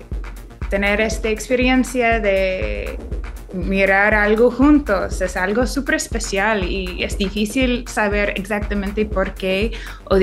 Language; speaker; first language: Spanish; non-native, fluent; English